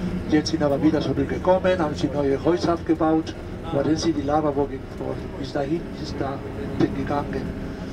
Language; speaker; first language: German; non-native, learner; Spanish